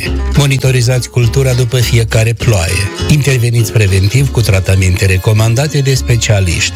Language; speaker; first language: Romanian; native; Romanian